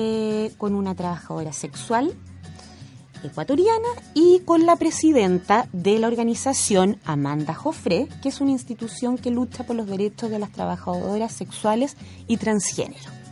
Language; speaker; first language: Spanish; native; Spanish